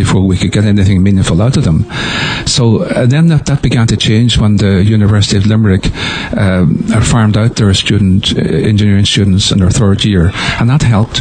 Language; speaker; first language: English; native; English